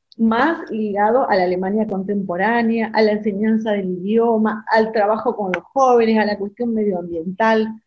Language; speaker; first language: Spanish; non-native, local second language; German